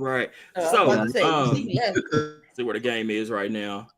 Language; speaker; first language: English; native; English